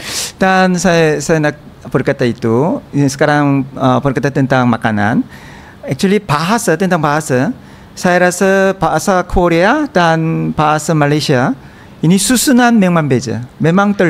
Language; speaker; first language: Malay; non-native, learner; Korean